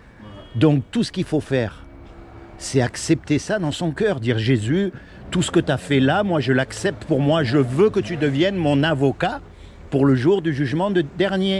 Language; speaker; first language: French; native; French